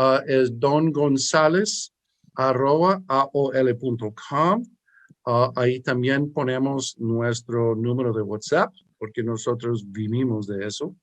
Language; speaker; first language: Spanish; early bilingual, heritage; English